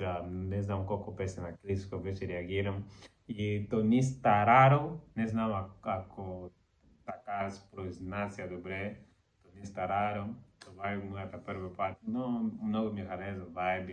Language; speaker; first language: Bulgarian; non-native, learner; Portuguese